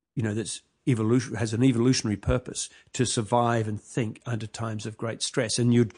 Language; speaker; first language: English; native; English